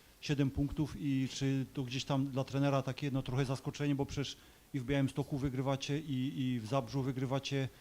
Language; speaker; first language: Polish; native; Polish